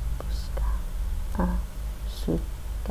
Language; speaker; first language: Spanish; non-native, learner; English